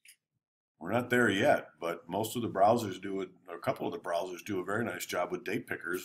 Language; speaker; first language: English; native; English